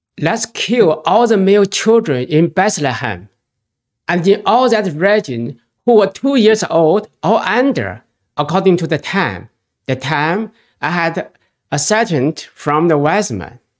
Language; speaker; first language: English; non-native, fluent; Chinese